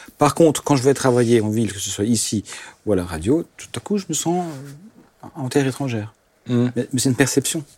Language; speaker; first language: French; non-native, local second language; Swiss German